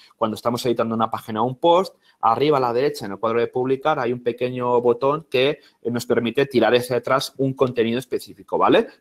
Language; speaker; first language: Spanish; native; Spanish